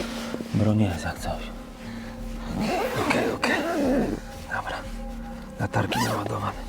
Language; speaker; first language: Polish; native; Polish